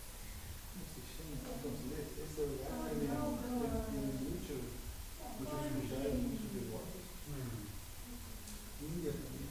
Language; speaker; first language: Portuguese; non-native, learner; Spanish